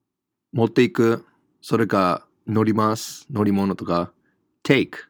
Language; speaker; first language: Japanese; non-native, fluent; English